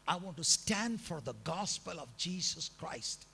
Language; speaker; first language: English; non-native, local second language; Malayalam